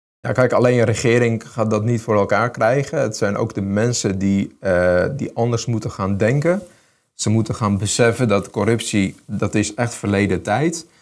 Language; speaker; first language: Dutch; early bilingual, other home language; Armenian